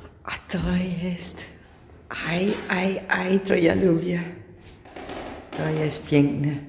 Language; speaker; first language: Polish; non-native, learner; Dutch